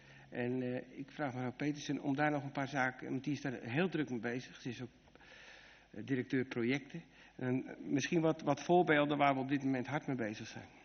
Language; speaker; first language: Dutch; native; Dutch